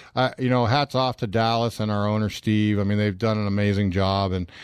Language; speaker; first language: English; native; English